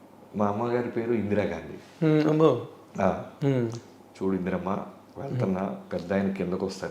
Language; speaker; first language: Telugu; native; Telugu